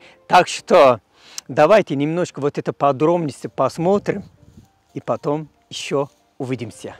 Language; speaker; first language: Russian; non-native, fluent; Turkish